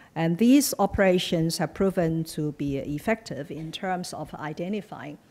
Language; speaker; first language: English; non-native, local second language; Chinese